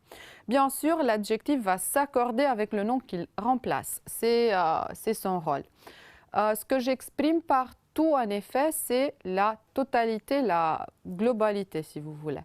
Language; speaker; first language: French; non-native, fluent; Romanian